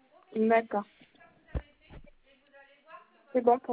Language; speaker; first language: French; native; French